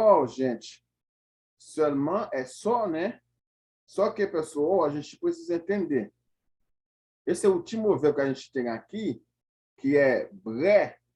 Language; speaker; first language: Portuguese; non-native, fluent; Haitian Creole